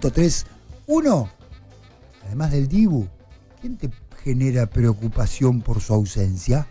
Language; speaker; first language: Spanish; native; Spanish